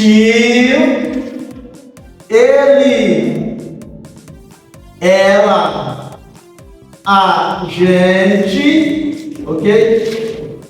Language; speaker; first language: Portuguese; non-native, fluent; Haitian Creole